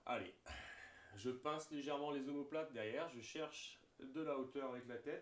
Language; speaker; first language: French; native; French